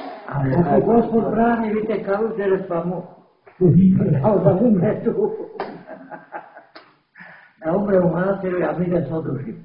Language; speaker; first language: Serbian; native; Serbian